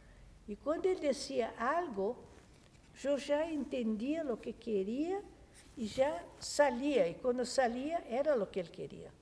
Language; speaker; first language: Spanish; non-native, fluent; Portuguese